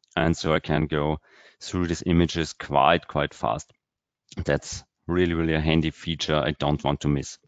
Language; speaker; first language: English; non-native, fluent; German